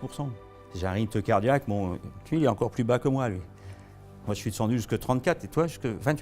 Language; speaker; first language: French; native; French